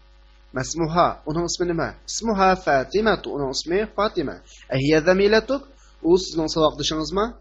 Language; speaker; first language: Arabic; non-native, fluent; Uyghur